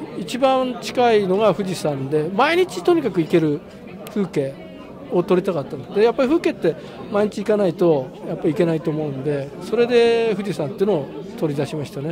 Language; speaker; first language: Japanese; native; Japanese